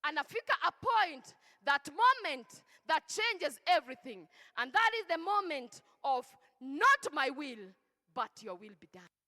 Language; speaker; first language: English; non-native, local second language; Swahili